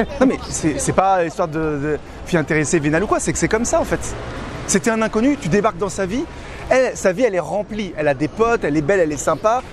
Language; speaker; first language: French; native; French